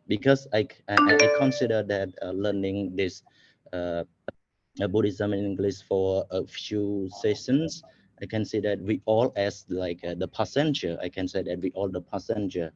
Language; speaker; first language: English; non-native, fluent; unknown